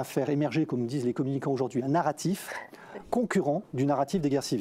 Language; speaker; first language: French; native; French